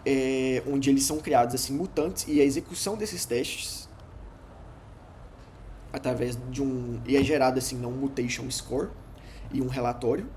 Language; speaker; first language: Portuguese; native; Portuguese